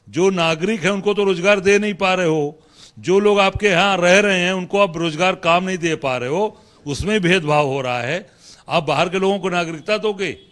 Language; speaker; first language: Hindi; native; Hindi